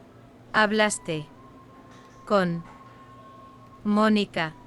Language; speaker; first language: Spanish; non-native, learner; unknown